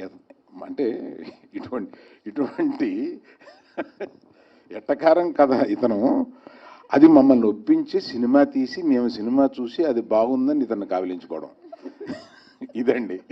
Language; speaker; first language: Telugu; native; Telugu